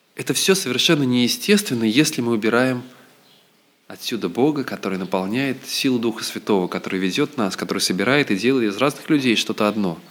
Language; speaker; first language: Russian; native; Russian